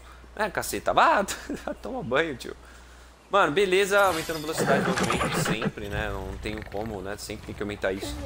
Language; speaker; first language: Portuguese; native; Portuguese